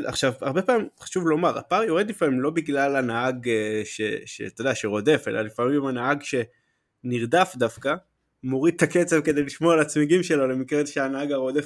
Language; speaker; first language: Hebrew; native; Hebrew